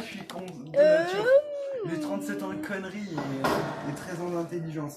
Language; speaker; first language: French; native; French